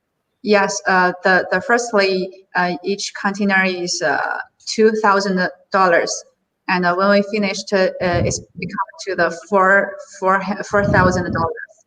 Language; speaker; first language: English; non-native, learner; Chinese